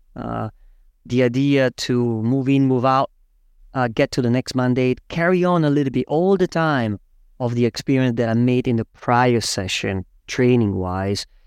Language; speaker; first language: English; non-native, fluent; Italian